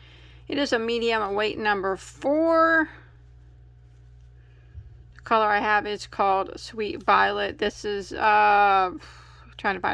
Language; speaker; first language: English; native; English